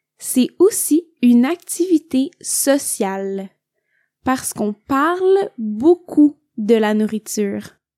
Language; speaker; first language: French; native; French